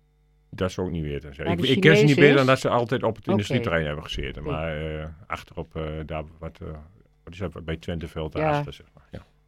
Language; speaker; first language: Dutch; native; Dutch